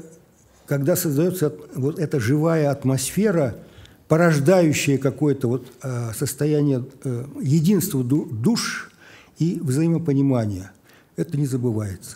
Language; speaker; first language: Russian; native; Russian